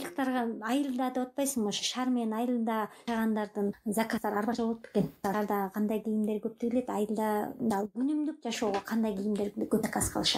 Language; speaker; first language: Kyrgyz; native; Kyrgyz